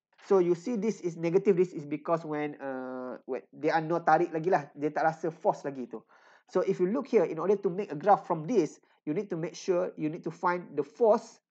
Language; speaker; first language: English; non-native, local second language; Malay